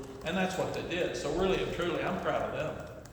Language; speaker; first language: English; native; English